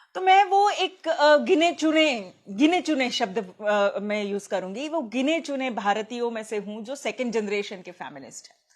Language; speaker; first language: Hindi; non-native, local second language; Gujarati